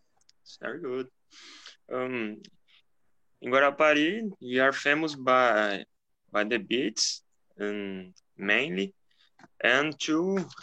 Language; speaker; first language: English; non-native, learner; Portuguese